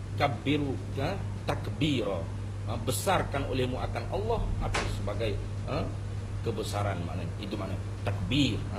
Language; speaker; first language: Malay; native; Malay